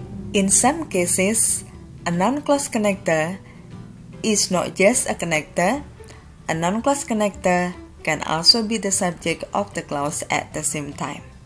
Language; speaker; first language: English; non-native, fluent; Indonesian